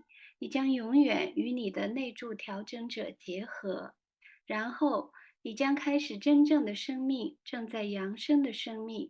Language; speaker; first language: Chinese; native; Chinese